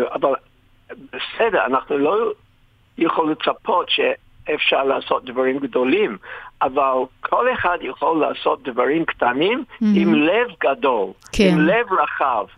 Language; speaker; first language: Hebrew; non-native, fluent; English